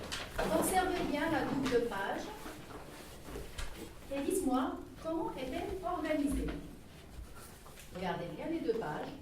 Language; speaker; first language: French; non-native, local second language; Arabic